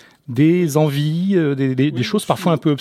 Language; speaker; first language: French; native; French